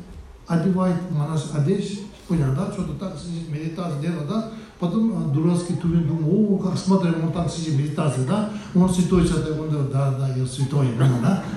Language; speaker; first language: Russian; non-native, learner; Tibetan